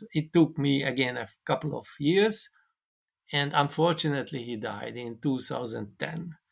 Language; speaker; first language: English; non-native, fluent; Hungarian